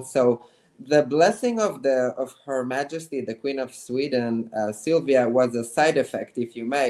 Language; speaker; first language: English; non-native, fluent; Hebrew